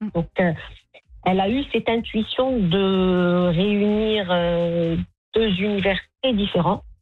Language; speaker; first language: French; non-native, local second language; Arabic